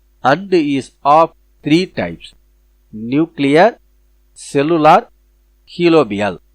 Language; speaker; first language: English; non-native, local second language; Tamil